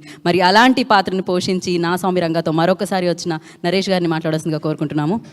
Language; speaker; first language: Telugu; native; Telugu